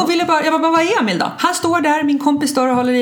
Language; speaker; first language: Swedish; native; Swedish